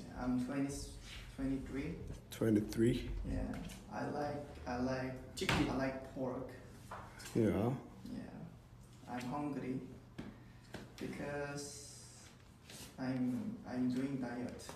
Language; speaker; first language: English; non-native, learner; Korean